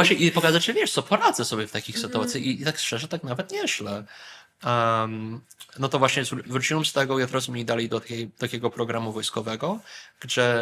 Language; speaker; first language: Polish; early bilingual, heritage; Polish